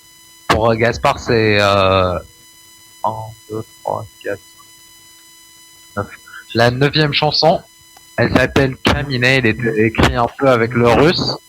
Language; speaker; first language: French; non-native, local second language; Arabic